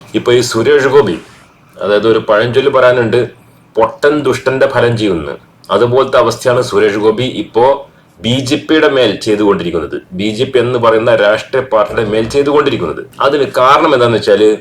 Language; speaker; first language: Malayalam; native; Malayalam